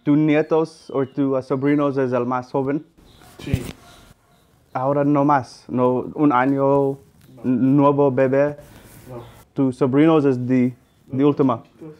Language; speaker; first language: Spanish; non-native, learner; English